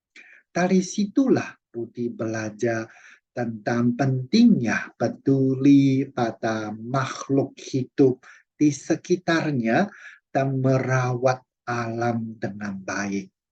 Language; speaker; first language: Indonesian; non-native, fluent; Chinese